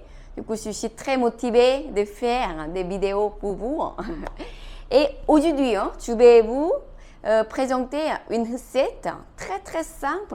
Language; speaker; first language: French; non-native, fluent; Korean